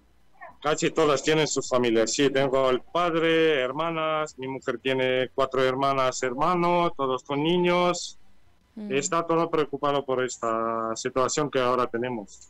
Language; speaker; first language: Spanish; non-native, learner; Ukrainian